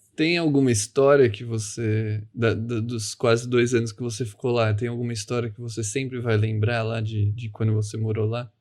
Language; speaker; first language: Portuguese; native; Portuguese